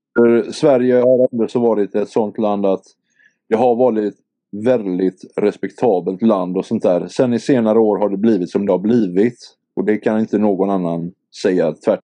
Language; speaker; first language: Swedish; native; Swedish